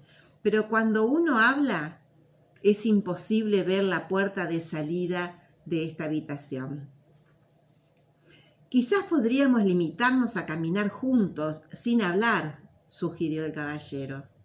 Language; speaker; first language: Spanish; native; Spanish